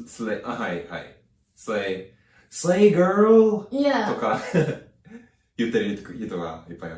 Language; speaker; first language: Japanese; non-native, learner; English